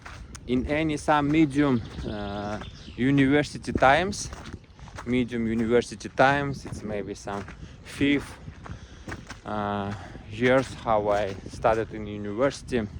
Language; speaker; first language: English; non-native, learner; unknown